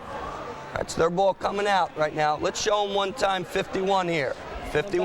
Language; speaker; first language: English; native; English